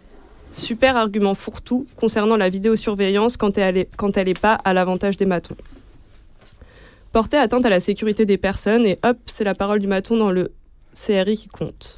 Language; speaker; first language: French; native; French